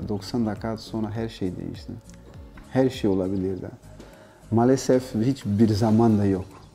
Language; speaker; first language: Turkish; non-native, learner; Portuguese